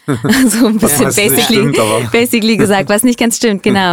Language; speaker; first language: German; early bilingual, other home language; Italian